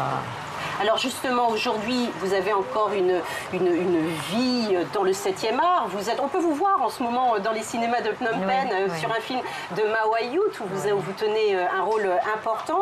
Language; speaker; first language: French; native; French